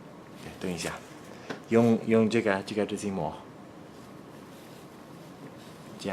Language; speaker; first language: Chinese; non-native, fluent; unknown